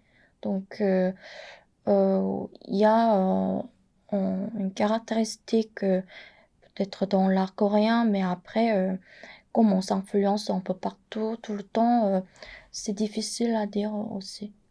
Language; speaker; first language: French; non-native, fluent; Korean